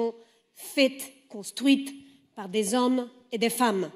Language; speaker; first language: French; native; French